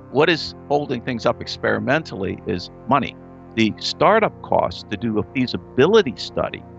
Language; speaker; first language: English; native; English